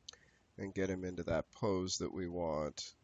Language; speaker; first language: English; native; English